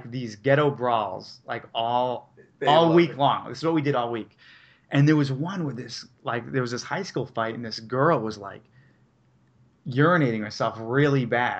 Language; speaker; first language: English; native; English